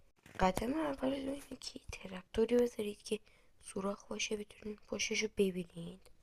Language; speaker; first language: Persian; native; Persian